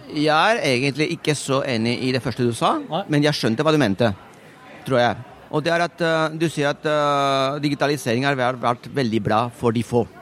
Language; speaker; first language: Norwegian; non-native, fluent; Spanish